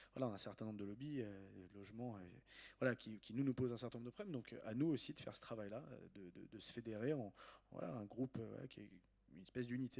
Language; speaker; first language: French; native; French